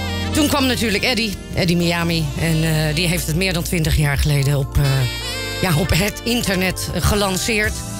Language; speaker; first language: Dutch; native; Dutch